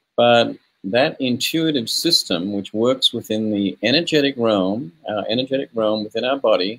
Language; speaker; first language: English; native; English